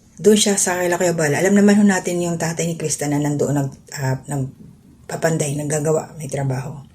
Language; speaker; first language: Filipino; non-native, local second language; Waray